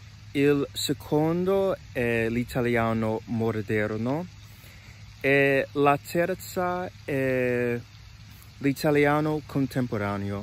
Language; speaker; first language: Italian; non-native, learner; English